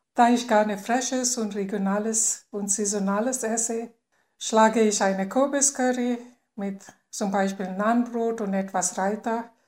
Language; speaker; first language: German; non-native, fluent; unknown